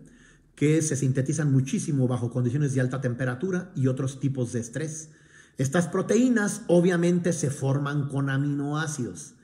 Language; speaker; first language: Spanish; native; Spanish